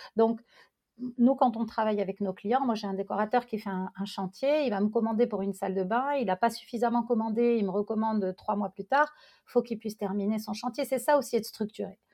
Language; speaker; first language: French; non-native, local second language; Arabic